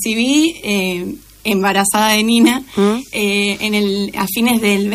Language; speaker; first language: Spanish; native; Spanish